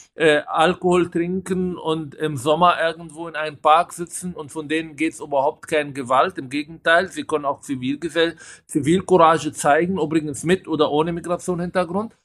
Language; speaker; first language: German; non-native, fluent; Hebrew